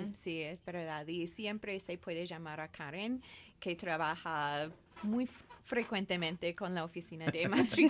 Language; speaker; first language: Spanish; non-native, fluent; English